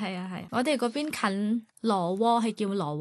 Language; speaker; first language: Cantonese; non-native, learner; Thai